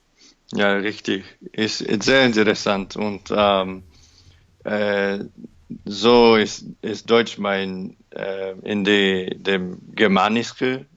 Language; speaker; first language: German; non-native, learner; English